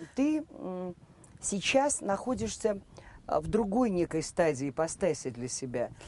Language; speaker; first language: Russian; native; Russian